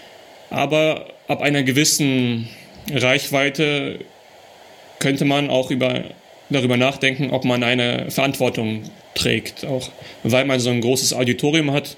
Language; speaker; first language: German; early bilingual, other home language; Russian